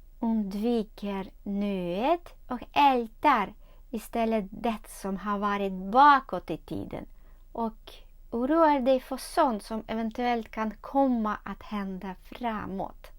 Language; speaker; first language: Swedish; non-native, learner; Ukrainian